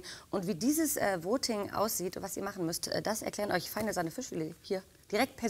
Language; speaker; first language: German; native; German